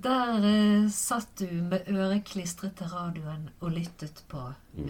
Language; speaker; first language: Norwegian; native; Norwegian